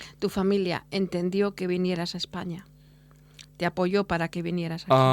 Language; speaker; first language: Spanish; native; Spanish